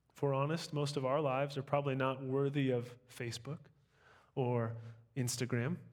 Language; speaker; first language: English; native; English